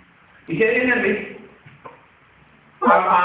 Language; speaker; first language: German; non-native, fluent; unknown